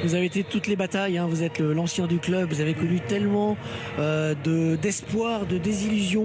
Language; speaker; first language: French; native; French